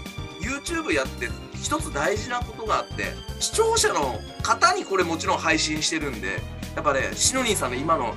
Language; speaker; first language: Japanese; native; Japanese